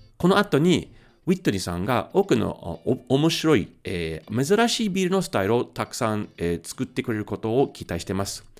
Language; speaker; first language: Japanese; non-native, fluent; English